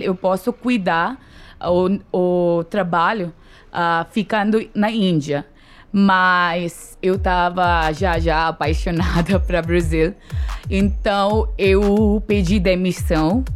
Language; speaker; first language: Portuguese; non-native, learner; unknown